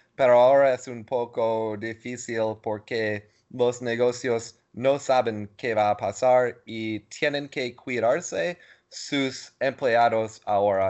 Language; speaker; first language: Spanish; non-native, learner; English